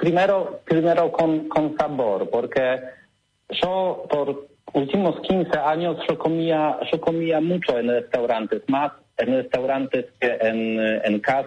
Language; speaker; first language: Spanish; non-native, learner; Polish